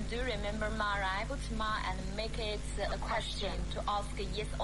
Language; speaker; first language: English; non-native, fluent; Chinese